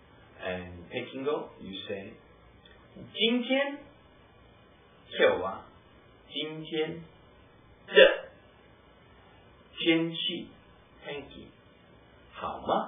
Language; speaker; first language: Chinese; early bilingual, heritage; English